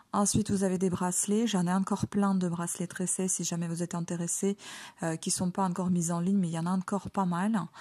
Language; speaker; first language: French; non-native, fluent; Ukrainian